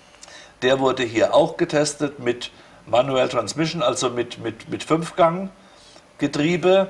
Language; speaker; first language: German; native; German